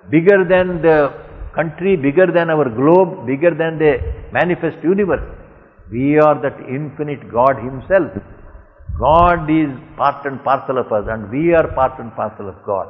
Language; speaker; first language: English; non-native, local second language; Tamil